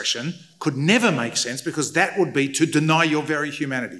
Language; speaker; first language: English; native; English